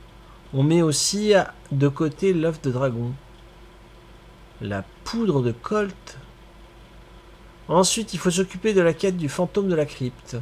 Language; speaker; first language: French; native; French